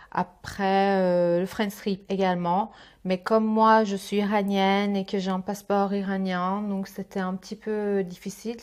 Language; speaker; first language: French; native; French